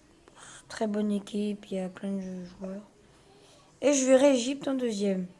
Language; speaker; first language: French; early bilingual, other home language; Portuguese